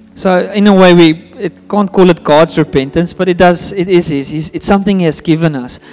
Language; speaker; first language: English; non-native, local second language; Afrikaans